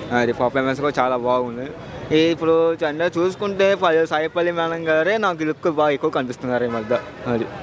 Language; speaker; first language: Telugu; native; Telugu